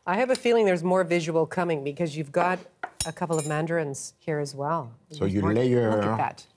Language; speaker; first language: English; native; English